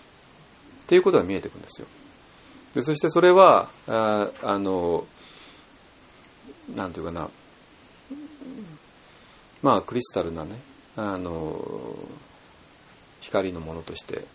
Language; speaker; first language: Japanese; native; Japanese